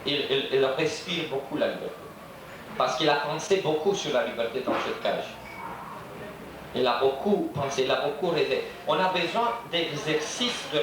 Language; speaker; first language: French; non-native, fluent; Romanian